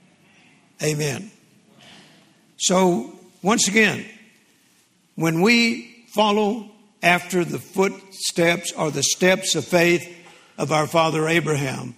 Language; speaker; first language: English; native; English